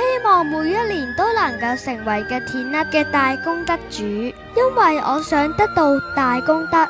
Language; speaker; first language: Cantonese; early bilingual, other home language; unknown